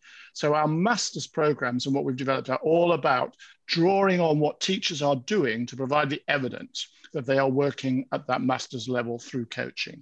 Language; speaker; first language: English; native; English